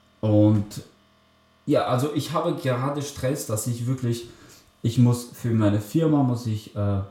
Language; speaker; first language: German; early bilingual, other home language; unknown